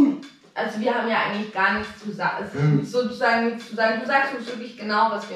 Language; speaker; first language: German; native; German